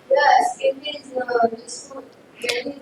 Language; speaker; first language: English; non-native, learner; Gujarati